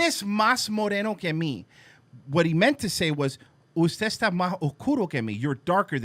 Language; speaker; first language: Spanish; non-native, learner; English